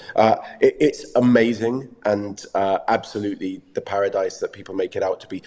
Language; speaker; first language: English; native; English